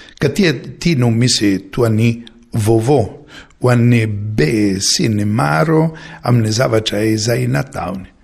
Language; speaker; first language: Malagasy; non-native, fluent; Maltese